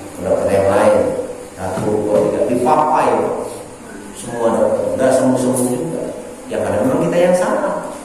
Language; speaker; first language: Indonesian; native; Indonesian